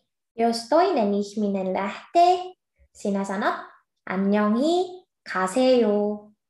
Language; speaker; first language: Finnish; non-native, fluent; Korean